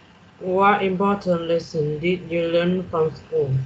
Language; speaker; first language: English; non-native, learner; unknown